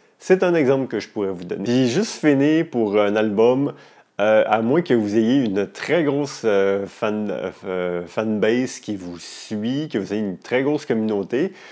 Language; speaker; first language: French; native; French